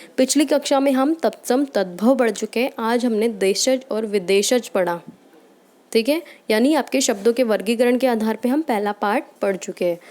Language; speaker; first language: Hindi; native; Hindi